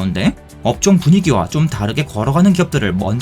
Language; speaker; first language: Korean; native; Korean